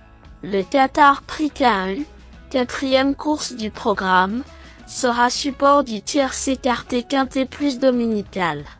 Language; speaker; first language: French; native; French